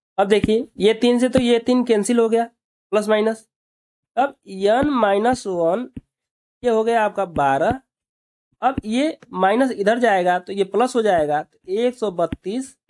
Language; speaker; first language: Hindi; native; Hindi